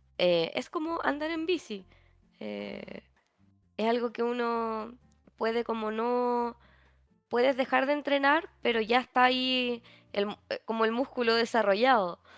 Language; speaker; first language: Spanish; native; Spanish